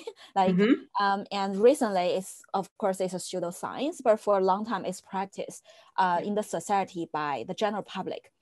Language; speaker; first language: English; non-native, fluent; Chinese